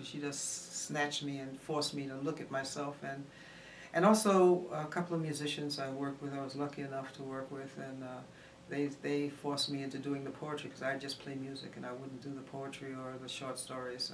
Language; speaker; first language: English; early bilingual, other home language; Spanish